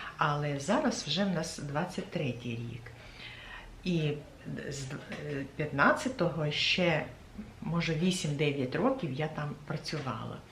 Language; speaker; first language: Ukrainian; native; Ukrainian